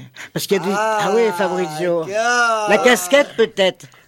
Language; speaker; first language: French; native; French